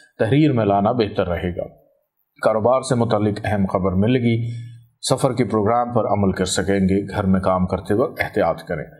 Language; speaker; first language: Urdu; native; Urdu